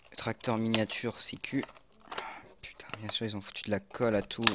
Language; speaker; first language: French; native; French